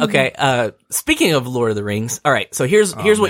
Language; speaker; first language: English; native; English